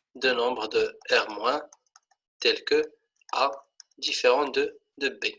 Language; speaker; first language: French; non-native, local second language; Arabic